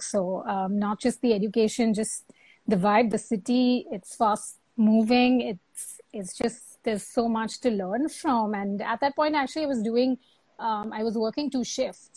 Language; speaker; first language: English; non-native, local second language; Hindi